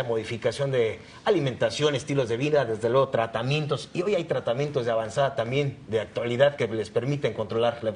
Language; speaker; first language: Spanish; native; Spanish